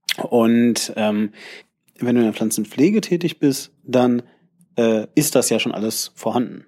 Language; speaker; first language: German; native; German